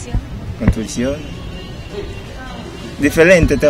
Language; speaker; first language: Spanish; non-native, learner; Haitian Creole